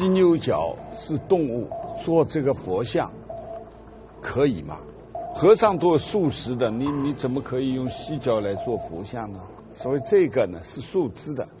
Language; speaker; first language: Chinese; native; Chinese